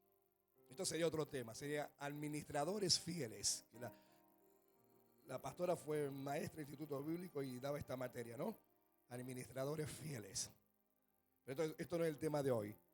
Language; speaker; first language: Spanish; native; Spanish